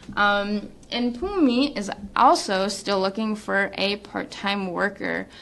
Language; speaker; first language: English; native; English